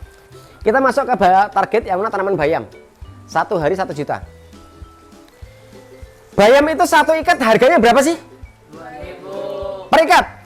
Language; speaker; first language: Indonesian; non-native, local second language; Javanese